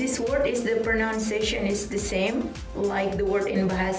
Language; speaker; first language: English; non-native, learner; Indonesian